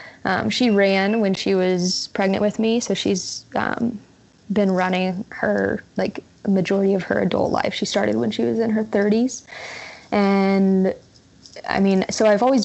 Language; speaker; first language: English; native; English